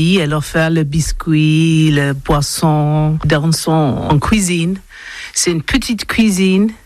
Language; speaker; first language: French; non-native, learner; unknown